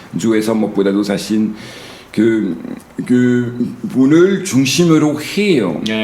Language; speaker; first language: Korean; non-native, fluent; French